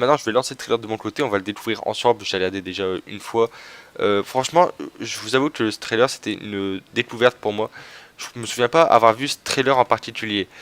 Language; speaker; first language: French; native; French